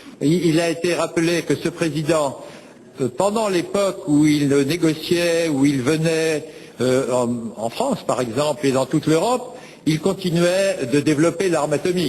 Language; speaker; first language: French; native; French